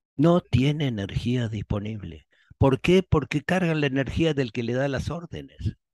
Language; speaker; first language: Spanish; native; Spanish